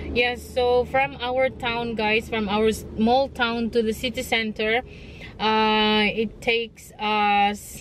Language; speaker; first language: English; non-native, local second language; Filipino